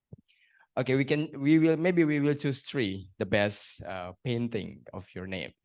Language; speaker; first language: English; non-native, learner; Indonesian